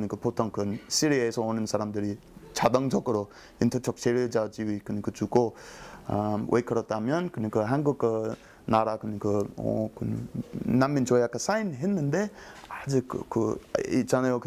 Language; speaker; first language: Korean; non-native, learner; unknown